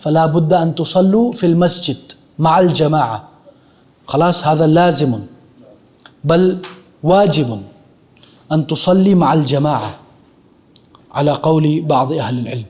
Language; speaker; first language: Arabic; non-native, fluent; Urdu